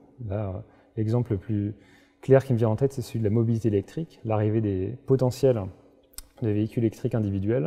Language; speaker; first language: French; native; French